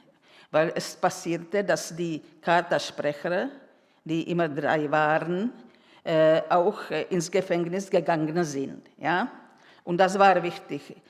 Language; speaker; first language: German; non-native, fluent; Czech